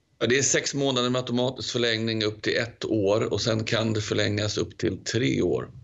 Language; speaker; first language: Swedish; native; Swedish